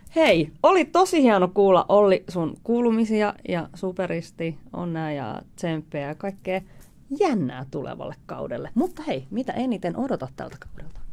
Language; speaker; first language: Finnish; native; Finnish